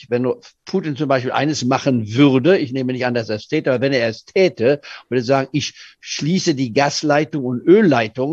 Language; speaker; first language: German; native; German